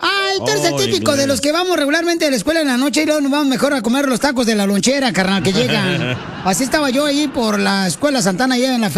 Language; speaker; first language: Spanish; native; Spanish